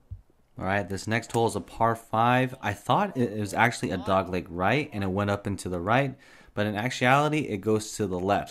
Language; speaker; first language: English; native; English